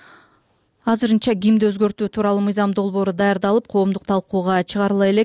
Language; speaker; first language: Kyrgyz; native; Kyrgyz